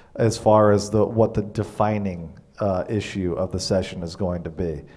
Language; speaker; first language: English; native; English